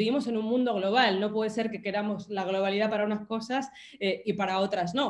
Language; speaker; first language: Spanish; native; Spanish